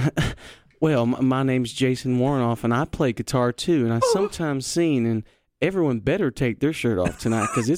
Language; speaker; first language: English; native; English